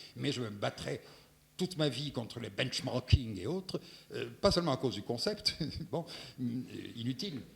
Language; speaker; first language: French; native; French